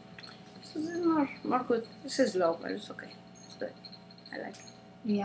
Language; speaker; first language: English; non-native, learner; Spanish